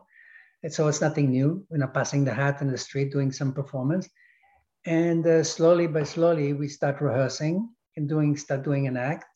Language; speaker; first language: English; non-native, fluent; German